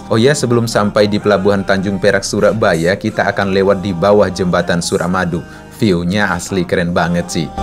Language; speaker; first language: Indonesian; native; Indonesian